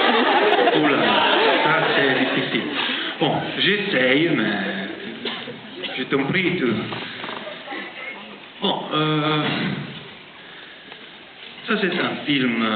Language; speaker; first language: French; non-native, fluent; Italian